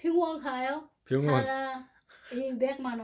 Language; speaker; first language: Korean; non-native, learner; Vietnamese